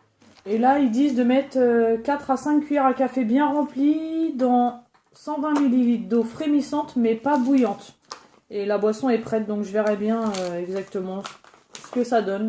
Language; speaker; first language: French; native; French